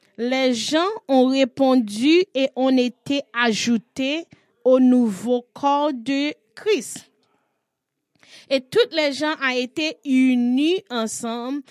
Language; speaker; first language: French; non-native, learner; English